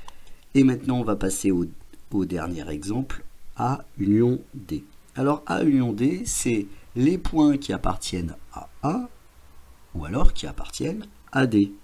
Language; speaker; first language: French; native; French